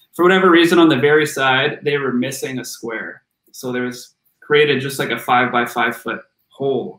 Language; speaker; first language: English; native; English